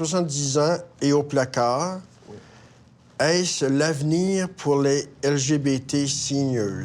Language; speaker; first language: French; native; French